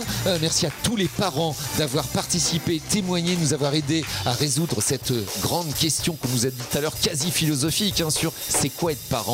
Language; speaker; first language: French; native; French